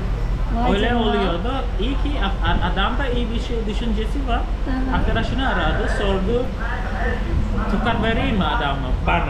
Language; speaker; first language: Turkish; non-native, fluent; Khmer